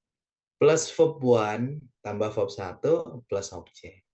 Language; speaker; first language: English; non-native, fluent; Indonesian